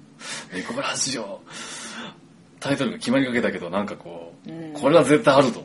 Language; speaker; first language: Japanese; native; Japanese